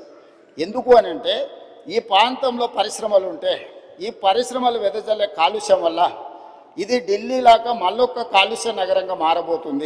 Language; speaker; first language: Telugu; native; Telugu